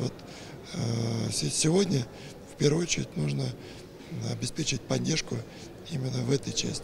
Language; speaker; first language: Russian; native; Russian